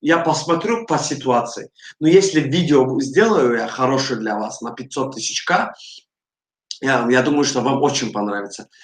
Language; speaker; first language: Russian; non-native, fluent; Azerbaijani